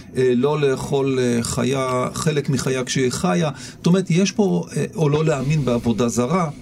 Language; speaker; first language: Hebrew; native; Hebrew